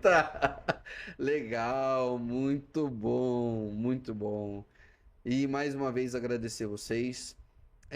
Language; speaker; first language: Portuguese; native; Portuguese